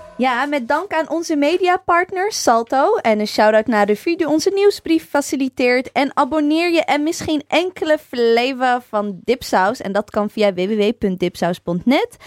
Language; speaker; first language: Dutch; early bilingual, other home language; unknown